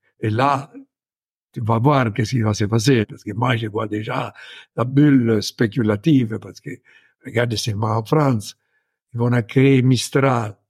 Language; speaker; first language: French; non-native, fluent; Italian